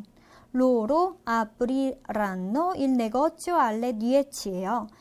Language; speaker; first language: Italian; non-native, fluent; Korean